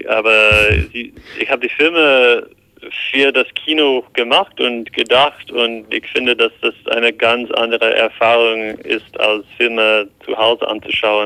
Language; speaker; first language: German; non-native, fluent; English